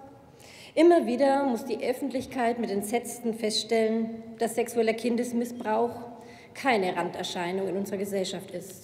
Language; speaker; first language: German; native; German